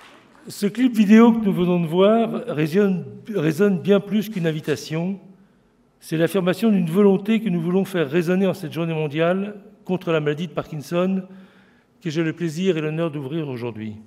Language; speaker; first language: French; native; French